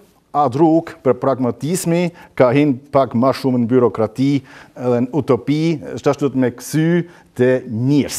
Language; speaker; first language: Albanian; non-native, learner; German